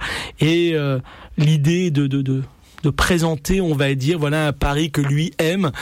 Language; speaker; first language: French; native; French